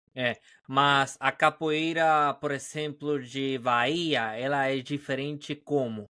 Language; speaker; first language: Portuguese; non-native, learner; Spanish